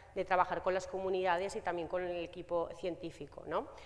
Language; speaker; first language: Spanish; native; Spanish